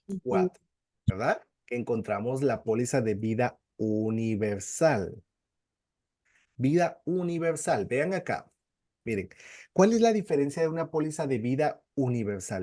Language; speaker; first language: Spanish; native; Spanish